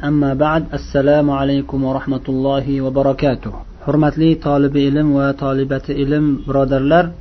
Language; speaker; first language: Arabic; non-native, fluent; Uzbek